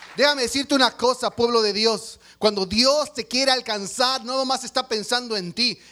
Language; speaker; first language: Spanish; native; Spanish